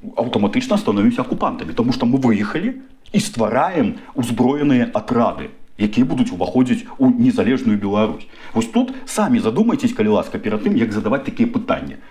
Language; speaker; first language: Belarusian; non-native, local second language; Russian